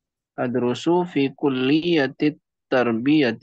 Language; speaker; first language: Arabic; non-native, learner; Indonesian